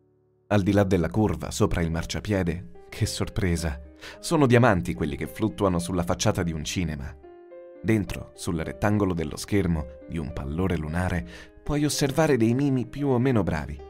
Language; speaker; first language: Italian; native; Italian